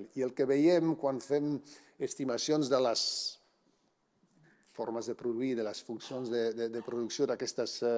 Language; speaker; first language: Catalan; non-native, fluent; Dutch